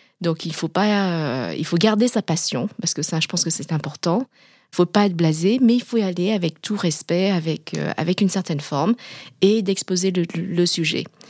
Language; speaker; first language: French; early bilingual, other home language; Vietnamese